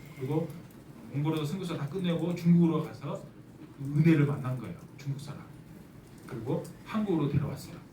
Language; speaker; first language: Korean; native; Korean